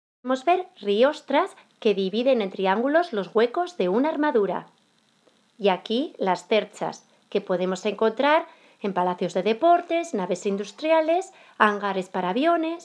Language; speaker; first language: Spanish; native; Spanish